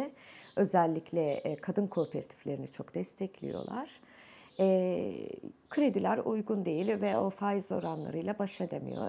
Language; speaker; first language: Turkish; native; Turkish